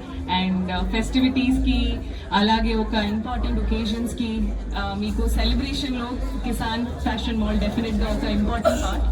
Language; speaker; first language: Telugu; non-native, learner; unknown